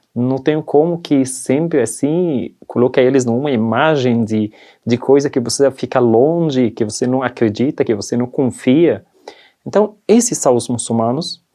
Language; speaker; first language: Portuguese; non-native, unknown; Arabic